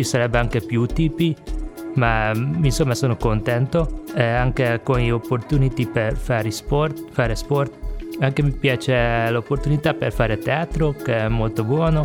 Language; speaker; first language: Italian; non-native, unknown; Hungarian